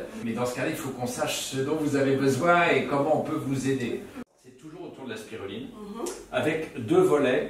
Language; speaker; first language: French; native; French